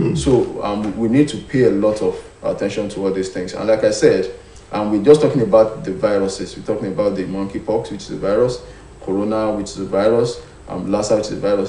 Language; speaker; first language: English; non-native, local second language; Yoruba